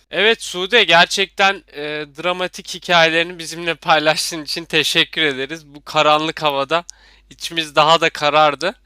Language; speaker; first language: Turkish; native; Turkish